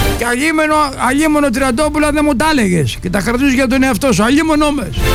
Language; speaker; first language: Greek; native; Greek